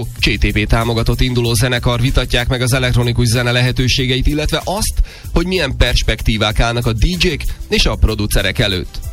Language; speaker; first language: Hungarian; native; Hungarian